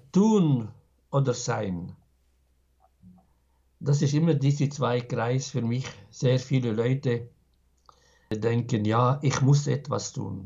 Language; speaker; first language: German; non-native, fluent; Arabic